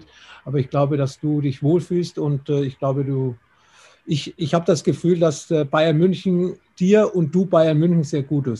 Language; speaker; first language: German; native; German